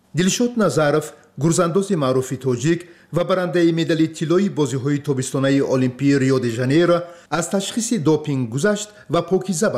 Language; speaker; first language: Persian; native; Persian